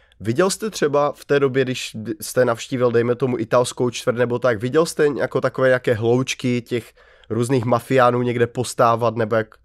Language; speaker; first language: Czech; native; Czech